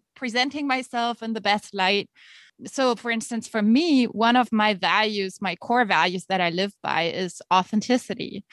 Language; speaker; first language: English; non-native, fluent; German